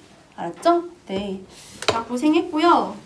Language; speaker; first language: Korean; native; Korean